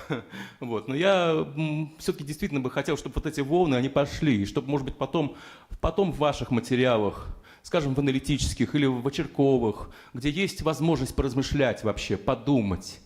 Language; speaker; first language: Russian; native; Russian